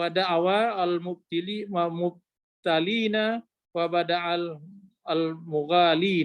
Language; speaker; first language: Arabic; non-native, learner; Indonesian